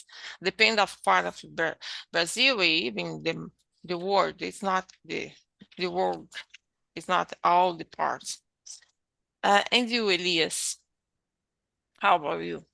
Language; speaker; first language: English; non-native, learner; Portuguese